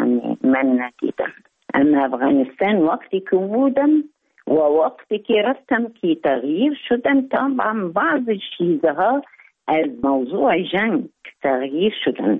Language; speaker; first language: Persian; non-native, learner; Arabic